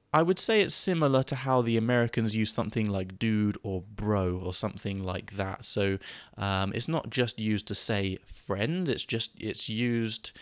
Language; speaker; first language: English; native; English